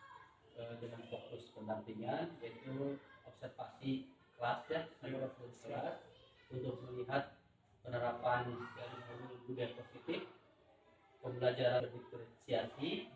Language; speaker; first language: Indonesian; native; Indonesian